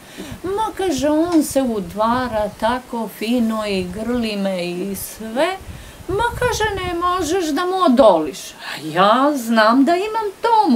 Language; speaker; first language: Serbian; non-native, local second language; Romanian